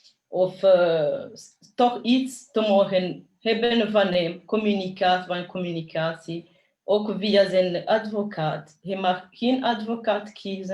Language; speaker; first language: Dutch; non-native, fluent; Kinyarwanda